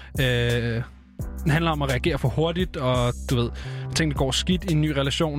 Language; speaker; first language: Danish; native; Danish